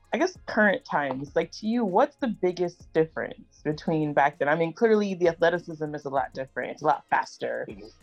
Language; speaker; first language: English; native; English